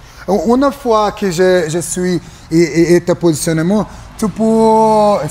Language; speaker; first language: French; non-native, learner; Portuguese